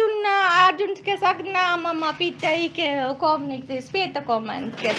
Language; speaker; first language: German; non-native, learner; Tamil